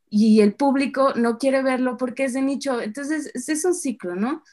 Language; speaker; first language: Spanish; native; Spanish